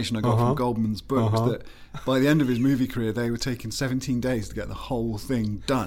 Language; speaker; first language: English; native; English